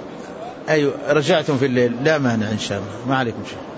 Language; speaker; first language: Arabic; native; Arabic